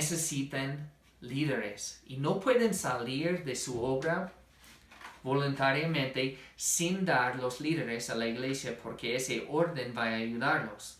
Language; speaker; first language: Spanish; non-native, fluent; English